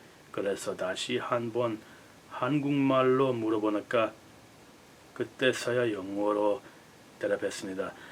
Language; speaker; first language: Korean; non-native, fluent; English